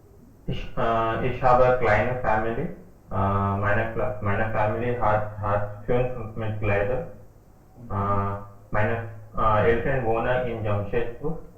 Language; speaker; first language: German; non-native, learner; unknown